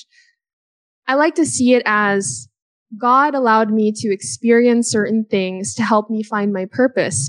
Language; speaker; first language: English; native; English